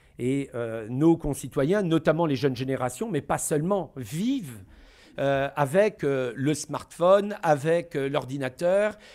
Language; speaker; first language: French; native; French